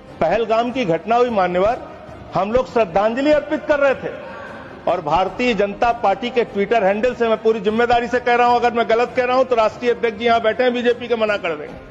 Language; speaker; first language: Hindi; native; Hindi